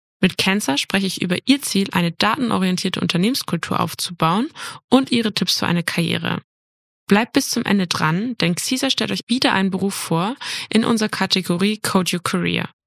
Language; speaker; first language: German; native; German